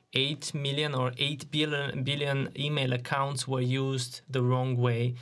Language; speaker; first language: English; non-native, fluent; Romanian